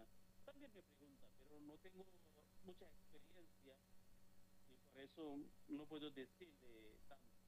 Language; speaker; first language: Spanish; non-native, fluent; Bangla